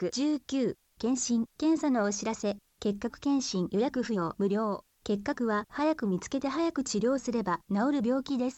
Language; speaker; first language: Japanese; native; Japanese